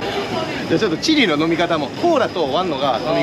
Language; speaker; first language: Japanese; native; Japanese